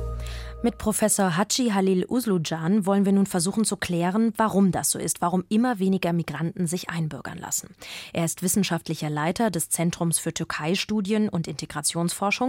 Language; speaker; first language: German; native; German